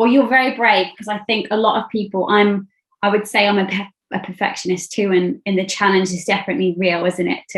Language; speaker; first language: English; native; English